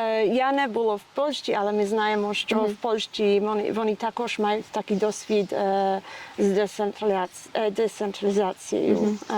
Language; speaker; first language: Ukrainian; non-native, learner; English